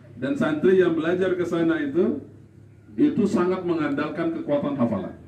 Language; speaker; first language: Malay; non-native, local second language; Sasak